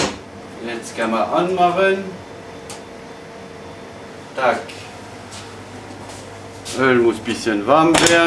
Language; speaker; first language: German; non-native, fluent; French